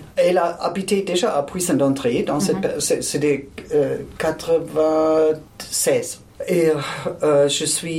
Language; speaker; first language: French; non-native, fluent; German